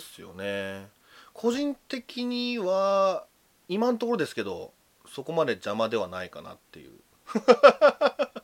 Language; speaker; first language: Japanese; native; Japanese